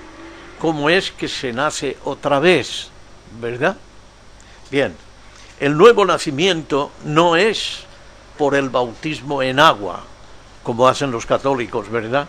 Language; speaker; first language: Spanish; native; Spanish